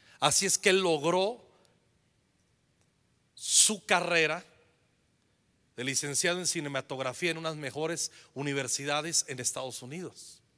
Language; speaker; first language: Spanish; native; Spanish